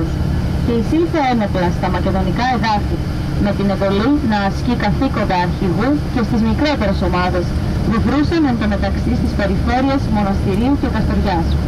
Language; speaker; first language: Greek; native; Greek